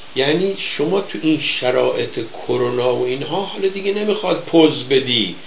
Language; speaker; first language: Persian; native; Persian